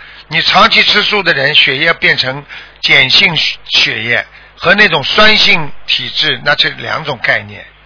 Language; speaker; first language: Chinese; native; Chinese